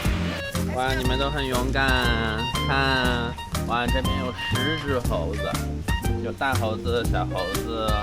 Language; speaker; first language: Chinese; native; Chinese